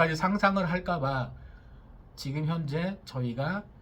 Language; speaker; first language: Korean; native; Korean